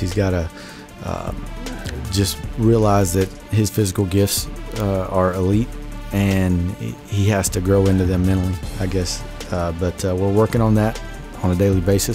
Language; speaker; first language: English; native; English